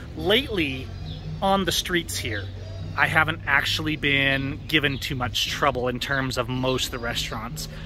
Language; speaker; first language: English; native; English